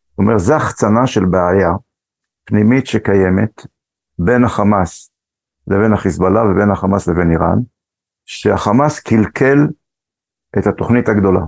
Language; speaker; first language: Hebrew; early bilingual, other home language; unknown